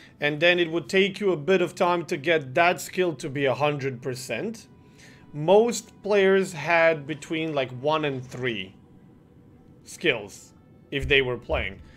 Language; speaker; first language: English; non-native, fluent; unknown